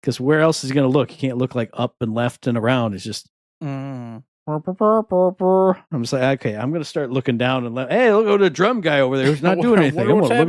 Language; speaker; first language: English; native; English